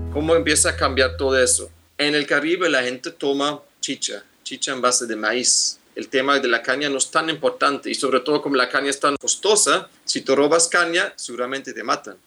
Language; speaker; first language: Spanish; non-native, fluent; German